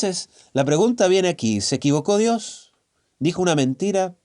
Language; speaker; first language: Spanish; native; Spanish